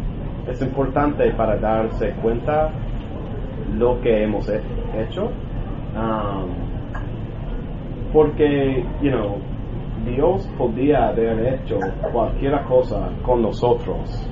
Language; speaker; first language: Spanish; non-native, learner; English